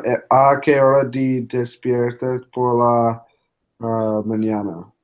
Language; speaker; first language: Spanish; non-native, learner; English